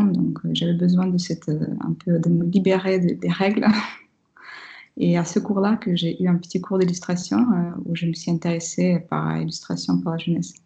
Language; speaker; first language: French; non-native, fluent; Russian